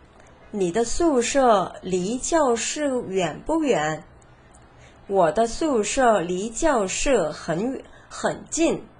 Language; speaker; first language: Chinese; non-native, fluent; Korean